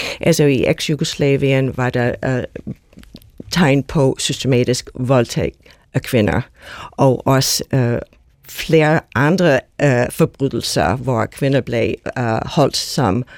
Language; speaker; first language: Danish; non-native, fluent; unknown